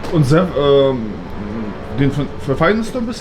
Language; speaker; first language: German; native; German